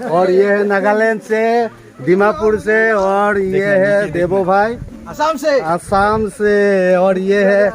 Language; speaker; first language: Hindi; non-native, local second language; Assamese